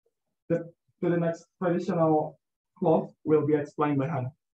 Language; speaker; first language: English; non-native, learner; Indonesian